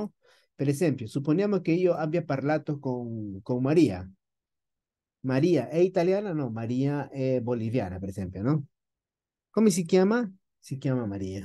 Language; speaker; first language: Italian; non-native, fluent; Spanish